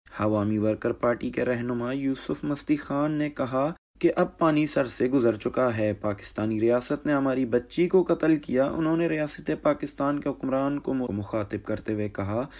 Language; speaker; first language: Urdu; non-native, local second language; Baluchi